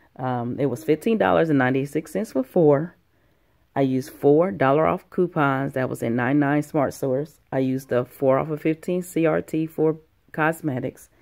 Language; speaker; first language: English; native; English